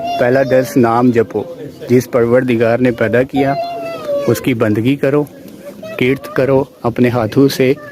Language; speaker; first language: Urdu; non-native, local second language; Punjabi